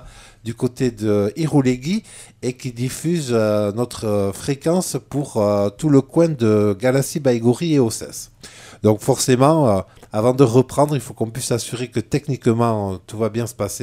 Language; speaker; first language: French; native; French